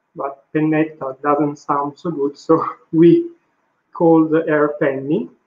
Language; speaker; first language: English; non-native, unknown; Italian